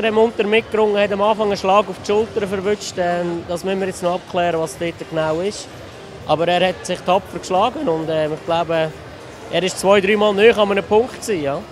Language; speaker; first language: German; native; German